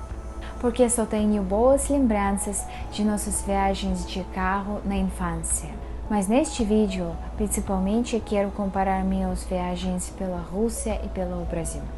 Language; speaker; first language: Portuguese; non-native, fluent; Russian